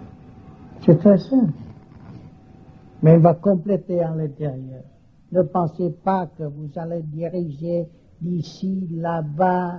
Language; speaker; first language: French; non-native, learner; Vietnamese